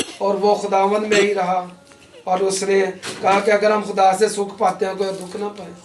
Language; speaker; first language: Urdu; non-native, local second language; Punjabi